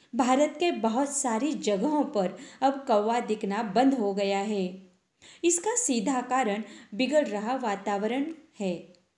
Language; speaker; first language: Hindi; non-native, local second language; Marathi